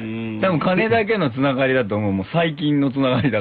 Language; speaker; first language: Japanese; native; Japanese